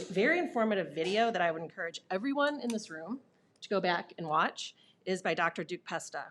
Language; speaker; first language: English; native; English